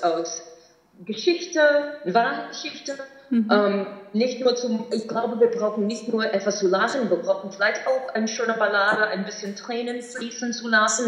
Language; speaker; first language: German; non-native, fluent; English